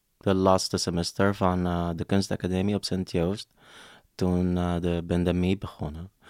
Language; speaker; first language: Dutch; non-native, fluent; Arabic